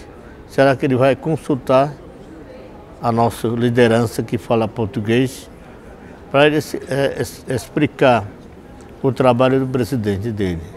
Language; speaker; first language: Portuguese; non-native, local second language; Yanomámi